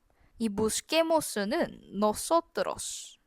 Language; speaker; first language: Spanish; non-native, fluent; Korean